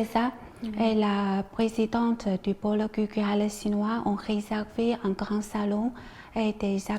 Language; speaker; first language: French; non-native, learner; Chinese